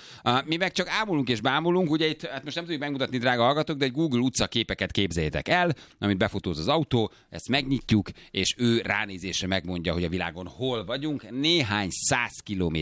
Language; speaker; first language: Hungarian; native; Hungarian